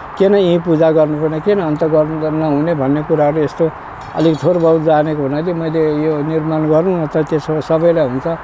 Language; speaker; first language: Nepali; non-native, local second language; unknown